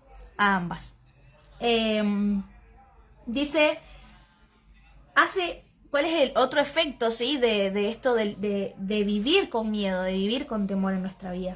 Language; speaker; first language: Spanish; native; Spanish